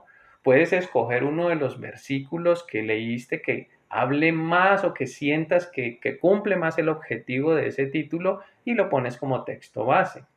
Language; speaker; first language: Spanish; native; Spanish